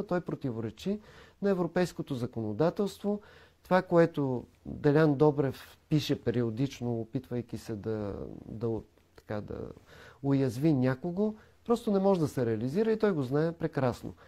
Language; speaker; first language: Bulgarian; native; Bulgarian